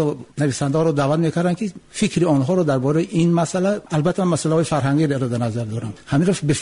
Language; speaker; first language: Tajik; native; Tajik